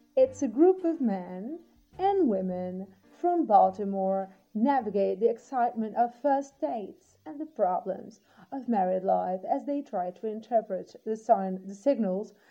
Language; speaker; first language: English; non-native, fluent; Portuguese